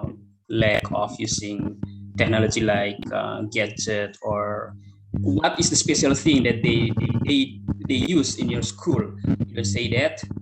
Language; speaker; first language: English; non-native, fluent; Indonesian